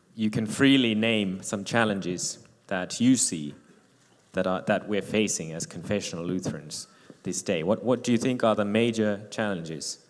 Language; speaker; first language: English; non-native, fluent; Finnish